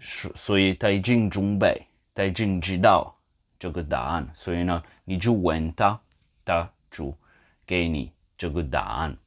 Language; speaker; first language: Chinese; non-native, fluent; English